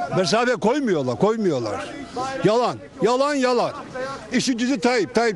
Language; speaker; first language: Turkish; native; Turkish